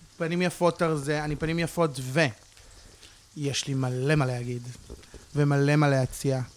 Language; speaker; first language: Hebrew; native; Hebrew